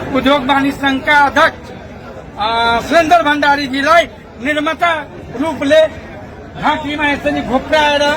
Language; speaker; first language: Nepali; non-native, local second language; Maithili